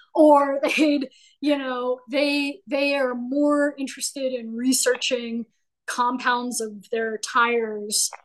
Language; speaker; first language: English; native; English